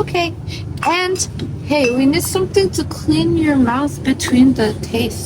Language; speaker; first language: English; non-native, fluent; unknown